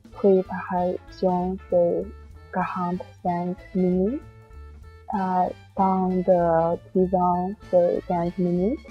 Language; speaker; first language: French; non-native, learner; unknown